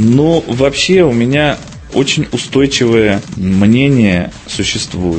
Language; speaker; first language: Russian; native; Russian